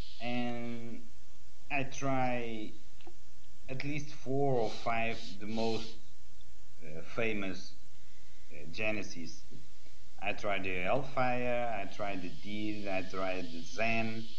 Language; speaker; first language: English; non-native, learner; Portuguese